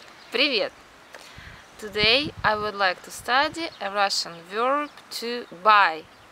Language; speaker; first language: English; non-native, fluent; Russian